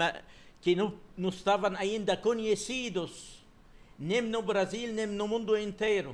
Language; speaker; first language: Portuguese; non-native, fluent; Arabic